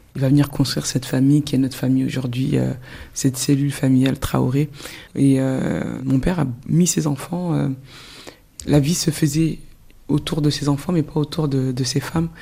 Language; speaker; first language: French; early bilingual, other home language; Soninke